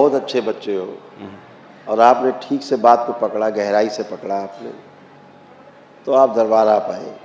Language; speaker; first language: Hindi; native; Hindi